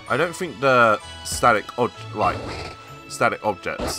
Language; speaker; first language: English; native; English